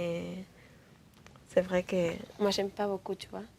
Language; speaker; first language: French; non-native, fluent; Spanish